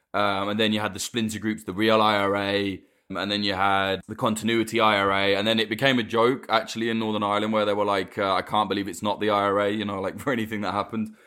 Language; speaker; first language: English; native; English